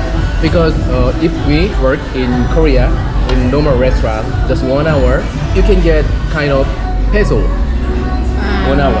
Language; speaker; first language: English; non-native, learner; Korean